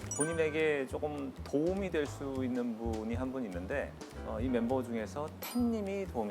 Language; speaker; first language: Korean; native; Korean